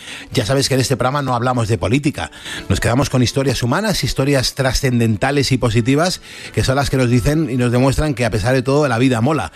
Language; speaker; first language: Spanish; native; Spanish